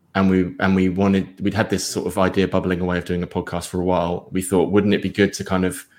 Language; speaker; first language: English; native; English